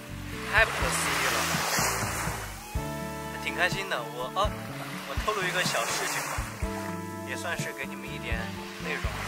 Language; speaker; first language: Chinese; native; Chinese